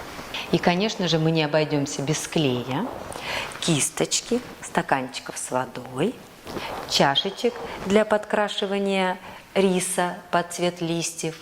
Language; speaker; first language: Russian; native; Russian